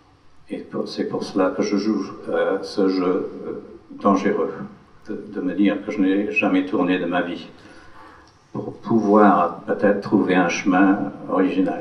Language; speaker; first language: French; non-native, fluent; English